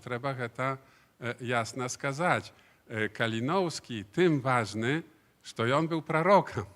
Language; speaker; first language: Polish; non-native, learner; Belarusian